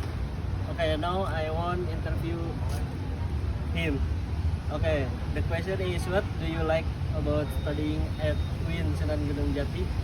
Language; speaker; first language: English; non-native, learner; Indonesian